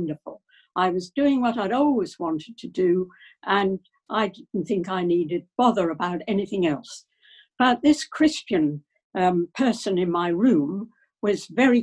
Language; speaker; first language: English; native; English